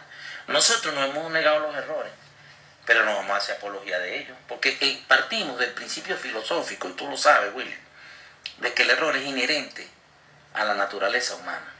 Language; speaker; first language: Spanish; native; Spanish